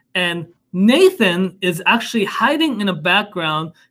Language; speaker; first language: English; non-native, fluent; Japanese